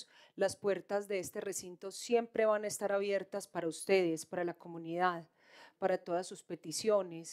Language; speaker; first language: Spanish; native; Spanish